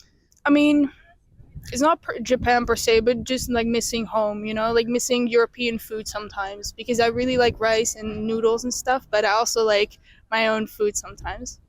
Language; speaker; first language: English; non-native, fluent; Dutch